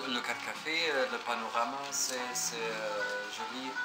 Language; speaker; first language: French; non-native, fluent; German